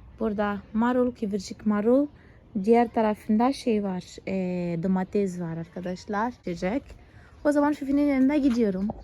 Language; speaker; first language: Turkish; non-native, fluent; Portuguese